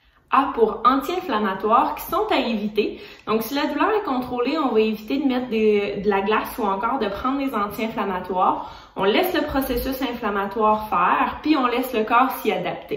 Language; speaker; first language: French; native; French